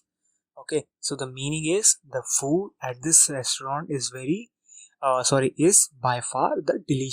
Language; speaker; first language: English; non-native, local second language; Hindi